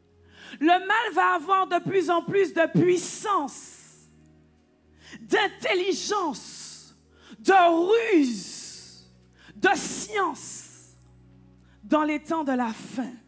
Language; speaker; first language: French; native; French